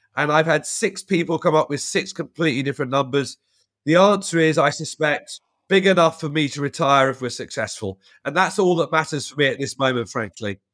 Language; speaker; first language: English; native; English